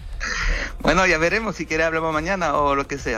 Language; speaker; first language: Spanish; non-native, fluent; French